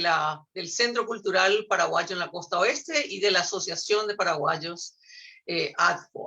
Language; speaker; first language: Spanish; native; Spanish